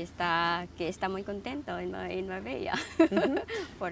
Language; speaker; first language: Spanish; non-native, fluent; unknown